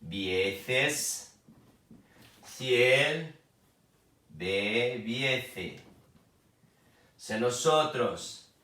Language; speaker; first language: Spanish; non-native, fluent; Portuguese